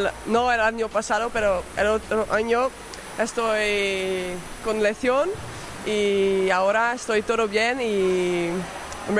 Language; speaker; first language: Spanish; non-native, learner; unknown